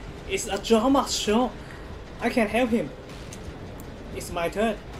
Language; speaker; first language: English; non-native, learner; Chinese